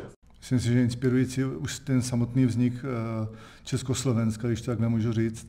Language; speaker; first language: Czech; native; Czech